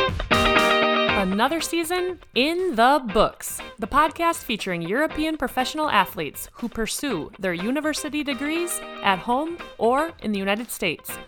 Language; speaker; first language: English; native; English